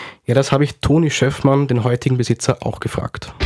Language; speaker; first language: German; native; German